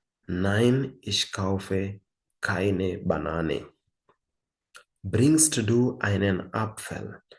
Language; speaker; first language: German; non-native, fluent; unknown